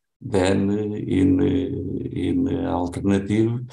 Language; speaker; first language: English; non-native, learner; Portuguese